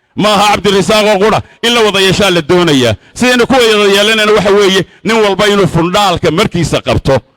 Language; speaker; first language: Somali; native; Somali